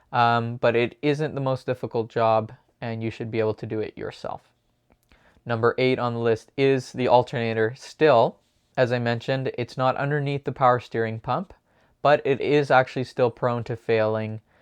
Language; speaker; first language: English; native; English